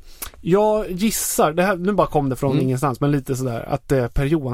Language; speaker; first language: Swedish; native; Swedish